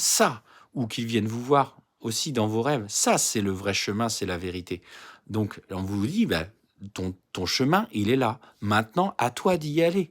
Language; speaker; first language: French; native; French